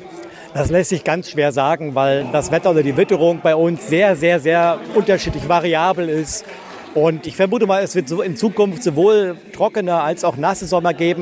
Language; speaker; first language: German; native; German